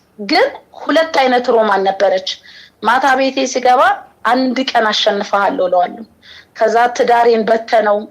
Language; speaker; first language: Amharic; native; Amharic